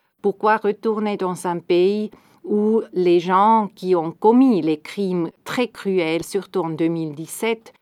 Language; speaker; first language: French; non-native, fluent; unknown